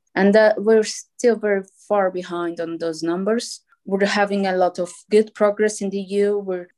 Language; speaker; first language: English; non-native, fluent; Portuguese